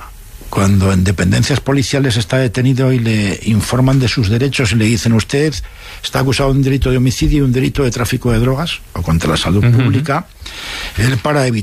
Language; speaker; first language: Spanish; native; Spanish